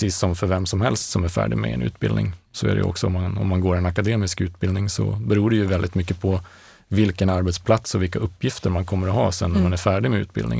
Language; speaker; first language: Swedish; native; Swedish